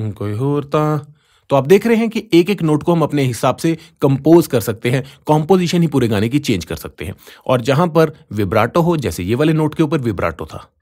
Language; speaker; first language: Hindi; native; Hindi